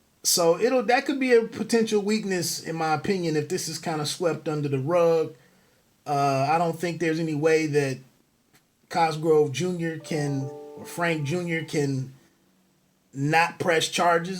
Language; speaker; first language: English; native; English